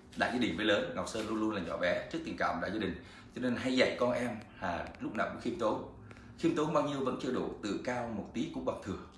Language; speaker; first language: Vietnamese; native; Vietnamese